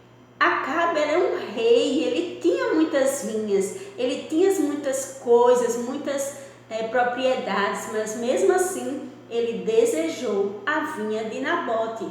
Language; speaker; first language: Portuguese; native; Portuguese